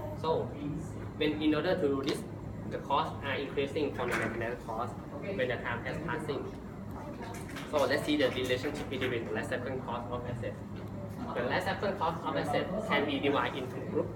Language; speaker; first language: English; non-native, learner; Thai